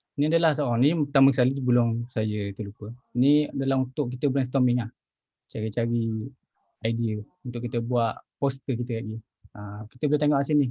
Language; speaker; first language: Malay; native; Malay